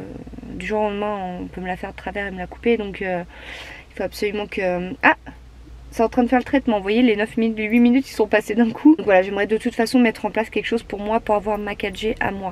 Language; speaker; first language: French; native; French